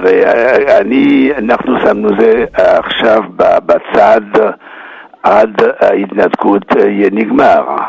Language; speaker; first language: Hebrew; non-native, fluent; English